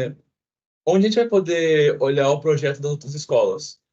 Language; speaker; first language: Portuguese; native; Portuguese